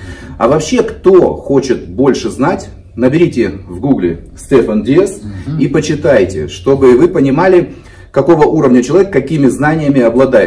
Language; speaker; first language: Russian; native; Russian